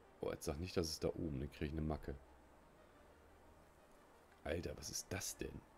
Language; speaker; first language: German; native; German